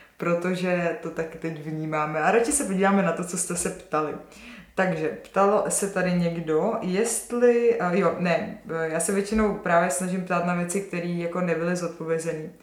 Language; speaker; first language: Czech; native; Czech